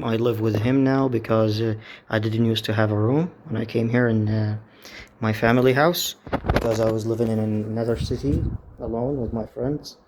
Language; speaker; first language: English; non-native, fluent; Arabic